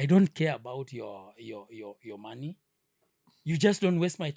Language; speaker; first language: English; non-native, local second language; Swahili